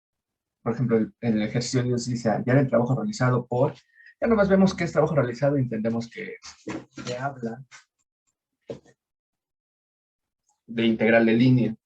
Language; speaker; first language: Spanish; native; Spanish